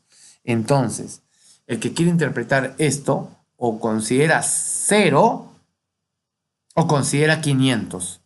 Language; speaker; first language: Spanish; native; Spanish